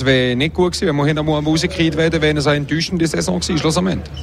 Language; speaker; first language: German; native; German